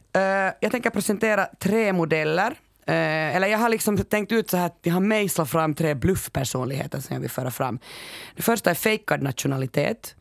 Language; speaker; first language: Swedish; native; Swedish